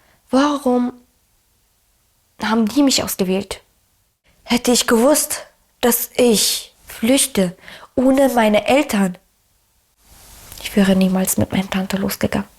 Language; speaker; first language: German; early bilingual, other home language; Arabic